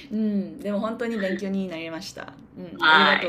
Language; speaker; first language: Japanese; non-native, learner; English